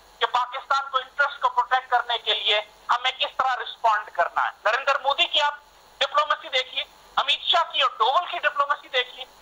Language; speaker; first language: Urdu; native; Urdu